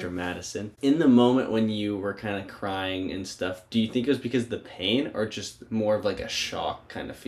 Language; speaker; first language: English; native; English